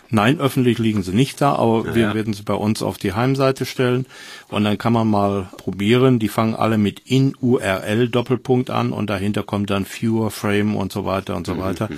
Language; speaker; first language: German; native; German